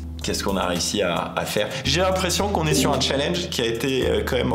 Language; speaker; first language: French; native; French